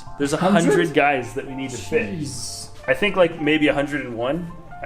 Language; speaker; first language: English; native; English